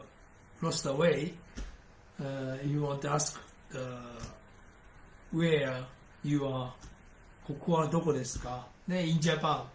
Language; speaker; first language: English; non-native, learner; Japanese